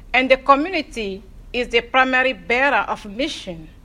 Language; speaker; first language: English; non-native, fluent; Ewe